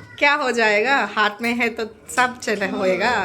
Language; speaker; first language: Hindi; non-native, local second language; Telugu